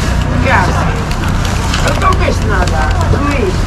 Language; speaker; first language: Spanish; native; Spanish